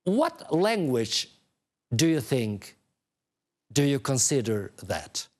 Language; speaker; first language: English; non-native, fluent; Albanian